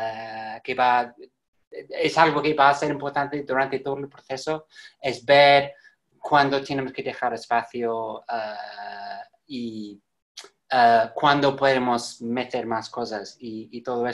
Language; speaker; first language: Spanish; non-native, fluent; English